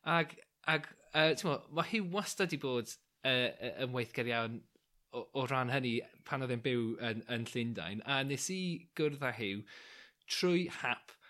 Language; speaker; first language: Welsh; non-native, local second language; English